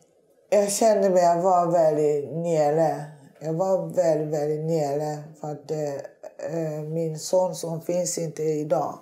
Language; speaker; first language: Swedish; non-native, learner; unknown